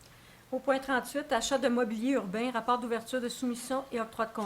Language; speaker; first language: French; native; French